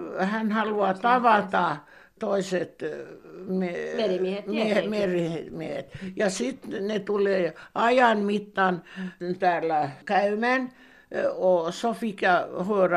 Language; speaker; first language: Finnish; non-native, local second language; Swedish